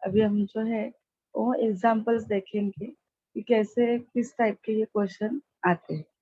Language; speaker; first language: Hindi; non-native, local second language; Marathi